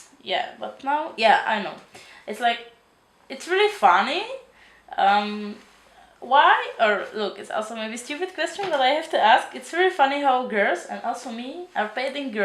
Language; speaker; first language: English; non-native, learner; Czech